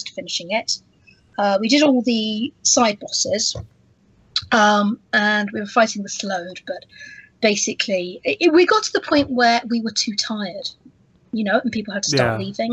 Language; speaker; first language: English; native; English